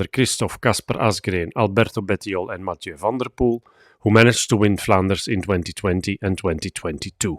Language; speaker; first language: English; non-native, fluent; Dutch